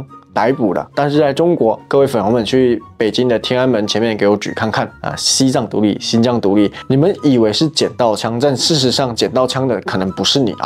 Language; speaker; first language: Chinese; native; Chinese